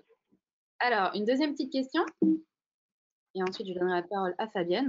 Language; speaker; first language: French; native; French